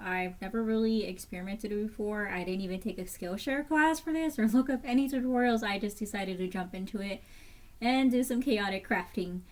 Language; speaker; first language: English; native; English